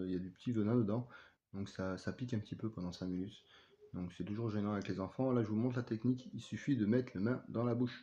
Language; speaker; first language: French; native; French